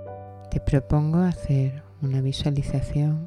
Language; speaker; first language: Spanish; native; Spanish